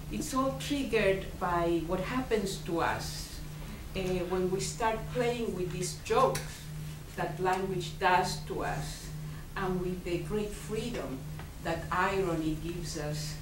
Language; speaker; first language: English; non-native, fluent; Spanish